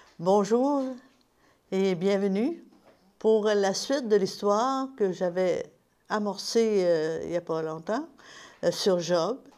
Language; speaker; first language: French; native; French